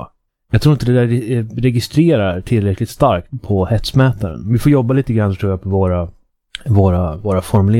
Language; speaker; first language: Swedish; native; Swedish